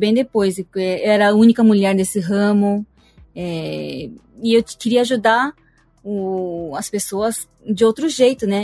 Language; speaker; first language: Portuguese; early bilingual, heritage; Portuguese